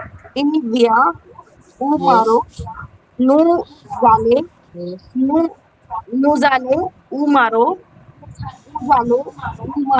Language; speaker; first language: French; non-native, learner; Hindi